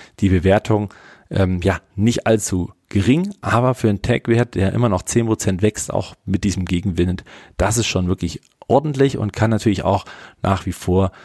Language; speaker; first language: German; native; German